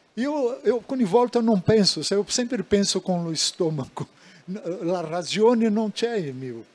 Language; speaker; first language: Italian; non-native, learner; Portuguese